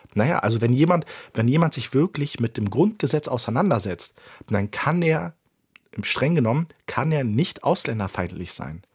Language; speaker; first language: German; early bilingual, other home language; Turkish